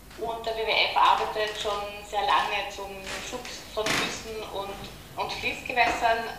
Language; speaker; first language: German; native; German